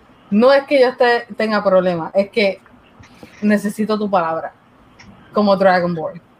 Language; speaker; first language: Spanish; native; Spanish